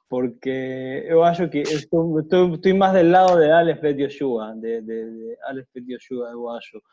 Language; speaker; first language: Portuguese; non-native, fluent; Spanish